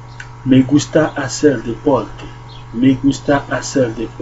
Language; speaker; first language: Spanish; non-native, learner; Haitian Creole